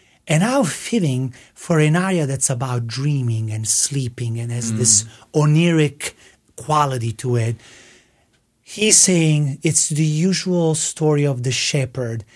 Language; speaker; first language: English; non-native, fluent; Italian